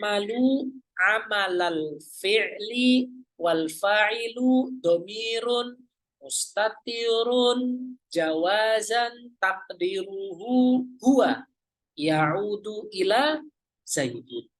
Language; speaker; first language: Arabic; non-native, fluent; Indonesian